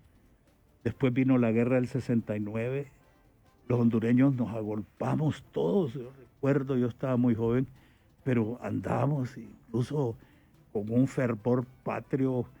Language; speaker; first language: Spanish; native; Spanish